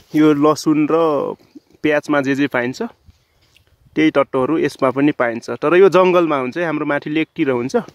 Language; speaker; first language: Nepali; non-native, local second language; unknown